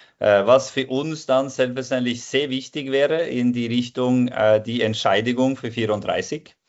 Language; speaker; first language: German; non-native, fluent; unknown